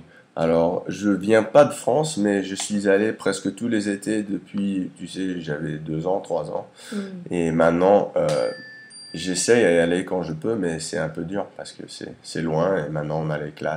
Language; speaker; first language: French; early bilingual, heritage; English